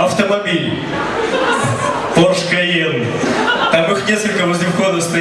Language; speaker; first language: Russian; native; Russian